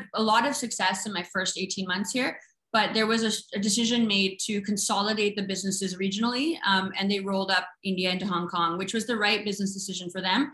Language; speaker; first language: English; native; English